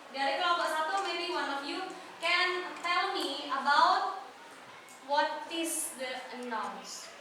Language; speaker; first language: English; non-native, fluent; Indonesian